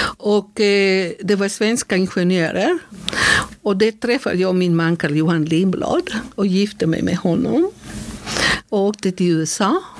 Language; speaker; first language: Swedish; non-native, fluent; Spanish